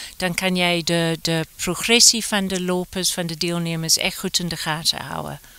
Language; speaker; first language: Dutch; non-native, fluent; English